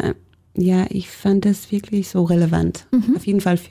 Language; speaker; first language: German; non-native, fluent; Danish